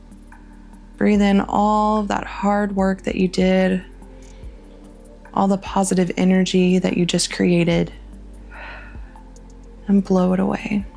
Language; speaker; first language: English; native; English